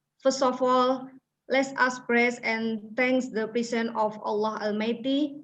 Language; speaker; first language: English; non-native, fluent; Indonesian